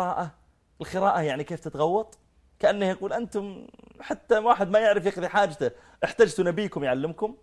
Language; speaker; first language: Arabic; native; Arabic